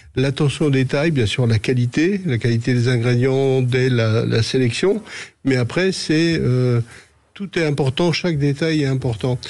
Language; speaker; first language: French; native; French